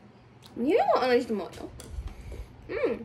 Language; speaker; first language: Japanese; early bilingual, heritage; English